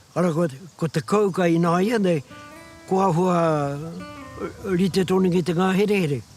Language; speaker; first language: Māori; native; Māori